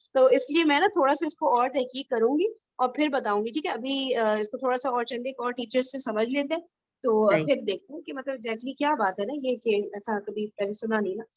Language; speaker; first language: Urdu; native; Urdu